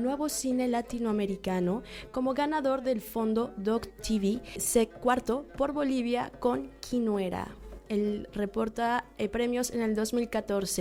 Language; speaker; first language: Spanish; native; Spanish